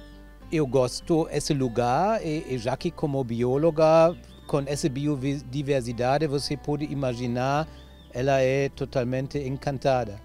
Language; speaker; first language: Portuguese; non-native, fluent; German